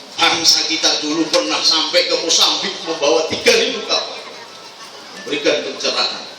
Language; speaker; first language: Indonesian; non-native, local second language; Javanese